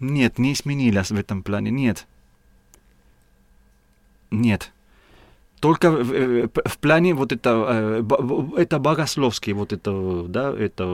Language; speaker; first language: Russian; non-native, learner; Spanish